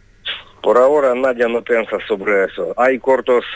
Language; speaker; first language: Spanish; non-native, fluent; Ukrainian